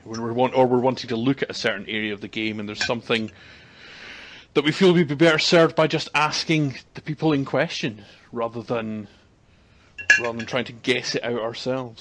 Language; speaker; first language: English; native; English